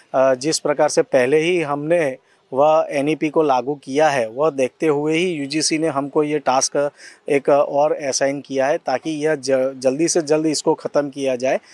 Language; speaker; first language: Hindi; non-native, local second language; Gujarati